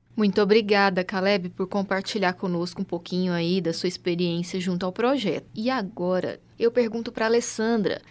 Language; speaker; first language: Portuguese; native; Portuguese